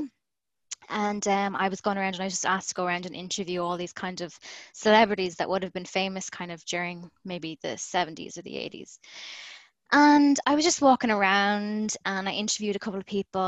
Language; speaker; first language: English; native; English